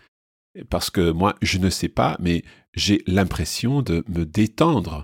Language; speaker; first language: French; non-native, fluent; English